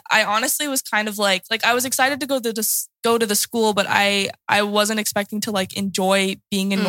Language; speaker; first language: English; native; English